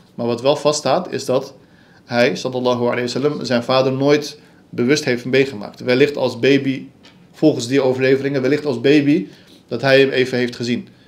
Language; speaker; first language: Dutch; early bilingual, other home language; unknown